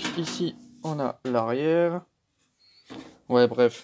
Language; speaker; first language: French; native; French